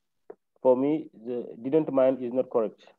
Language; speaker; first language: English; non-native, learner; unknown